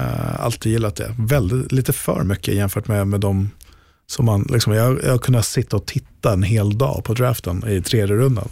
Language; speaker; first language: Swedish; native; Swedish